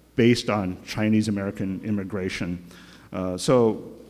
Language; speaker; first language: English; native; English